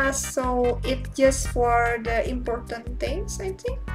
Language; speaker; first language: English; non-native, learner; Indonesian